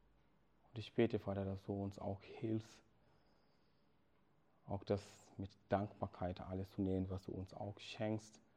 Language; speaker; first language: German; non-native, fluent; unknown